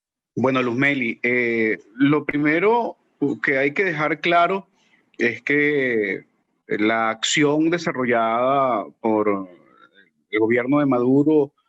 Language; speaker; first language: Spanish; native; Spanish